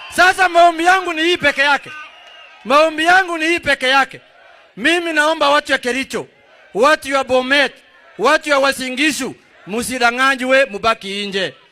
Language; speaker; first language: Swahili; native; Swahili